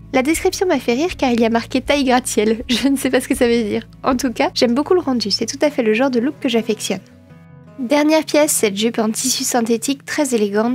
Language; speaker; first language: French; native; French